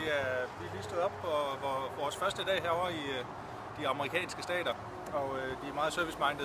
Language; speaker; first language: Danish; native; Danish